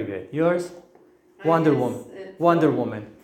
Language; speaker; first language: English; non-native, fluent; Turkish